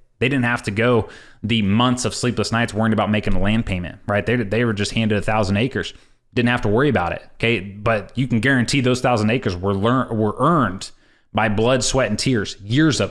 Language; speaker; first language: English; native; English